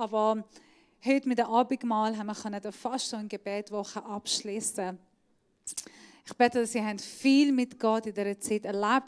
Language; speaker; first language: German; non-native, fluent; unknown